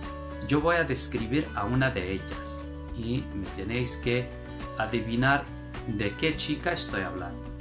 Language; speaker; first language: Spanish; non-native, fluent; Arabic